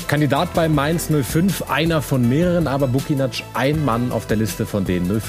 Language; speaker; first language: German; native; German